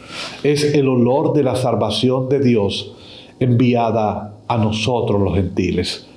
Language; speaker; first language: Spanish; native; Spanish